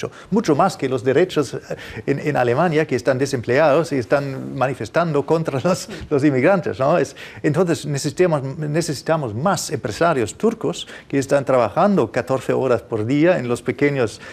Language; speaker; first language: Spanish; non-native, fluent; German